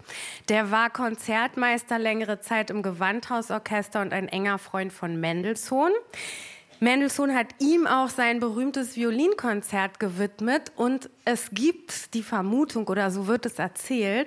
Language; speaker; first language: German; native; German